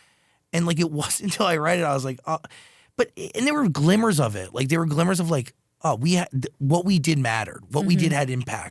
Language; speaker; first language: English; native; English